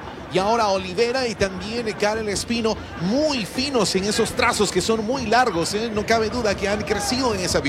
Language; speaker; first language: Spanish; native; Spanish